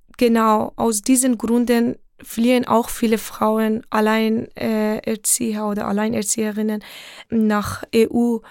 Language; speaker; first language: German; non-native, fluent; Persian